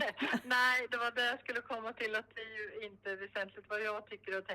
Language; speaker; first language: Swedish; native; Swedish